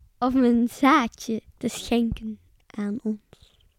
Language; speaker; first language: Dutch; native; Dutch